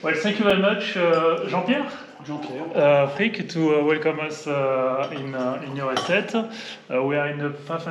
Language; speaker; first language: English; non-native, fluent; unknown